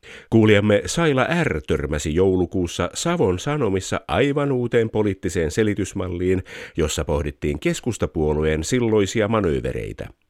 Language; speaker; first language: Finnish; native; Finnish